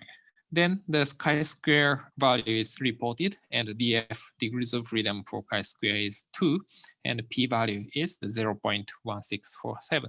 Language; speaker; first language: English; non-native, fluent; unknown